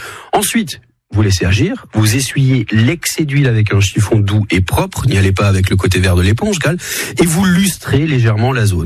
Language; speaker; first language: French; native; French